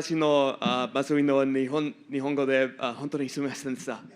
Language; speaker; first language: Japanese; non-native, learner; English